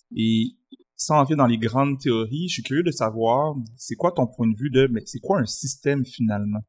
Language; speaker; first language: French; early bilingual, other home language; Arabic